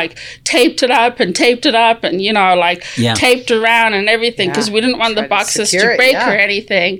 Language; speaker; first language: English; native; English